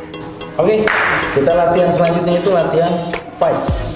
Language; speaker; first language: Indonesian; native; Indonesian